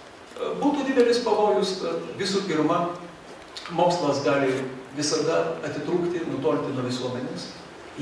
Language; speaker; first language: Lithuanian; native; Lithuanian